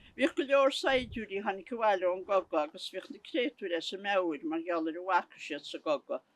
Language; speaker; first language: Irish; native; Irish